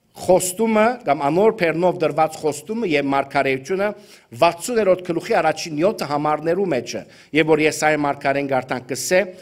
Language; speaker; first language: Armenian; early bilingual, heritage; Armenian